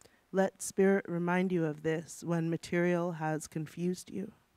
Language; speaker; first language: English; native; English